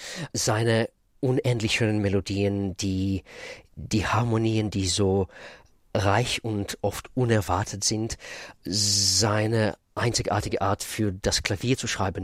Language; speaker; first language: German; non-native, fluent; Russian